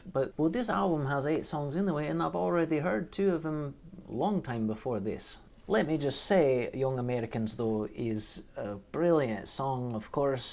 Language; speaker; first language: English; native; English